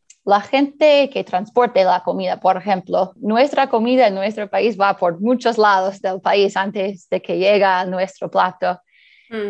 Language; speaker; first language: Spanish; early bilingual, heritage; Spanish